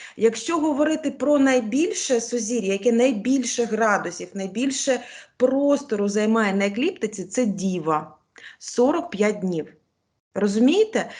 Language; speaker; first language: Ukrainian; non-native, local second language; Russian